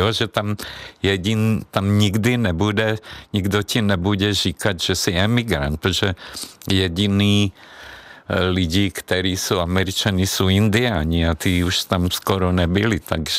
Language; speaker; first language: Czech; non-native, fluent; Hungarian